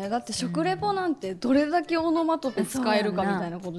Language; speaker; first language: Japanese; native; Japanese